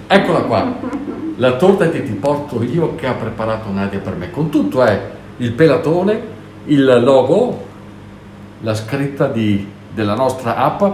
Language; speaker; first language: Italian; native; Italian